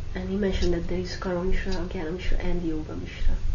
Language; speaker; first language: English; non-native, fluent; Hungarian